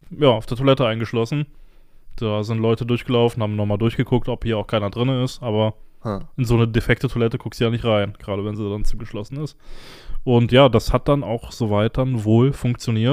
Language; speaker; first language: German; native; German